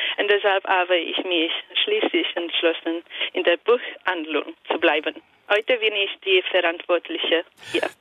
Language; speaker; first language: German; non-native, fluent; Italian